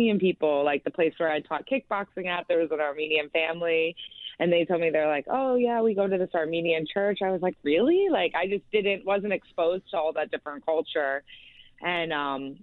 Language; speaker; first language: English; native; English